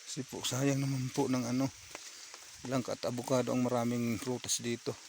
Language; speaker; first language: Filipino; non-native, local second language; Masbatenyo